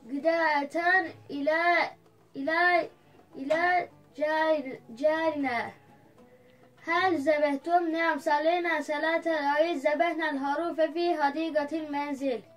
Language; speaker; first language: Arabic; non-native, learner; Turkish